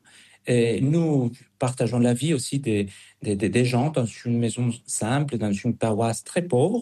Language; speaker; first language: French; non-native, fluent; Spanish